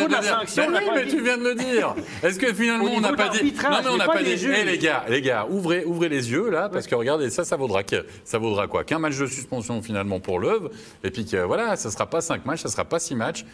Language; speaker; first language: French; native; French